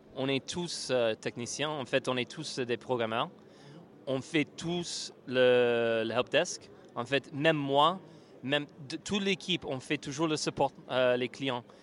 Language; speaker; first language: French; non-native, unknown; English